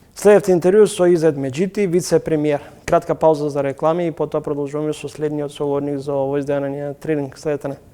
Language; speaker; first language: Macedonian; native; Macedonian